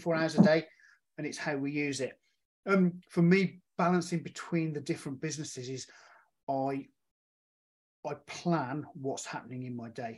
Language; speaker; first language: English; native; English